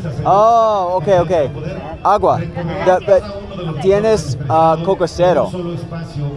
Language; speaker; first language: Spanish; non-native, learner; English